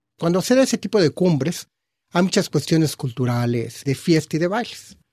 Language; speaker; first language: Spanish; native; Spanish